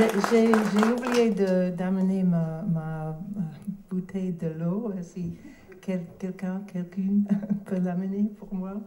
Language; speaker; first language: French; non-native, learner; English